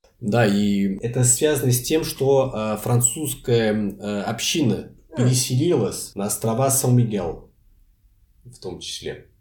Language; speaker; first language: Russian; non-native, fluent; Portuguese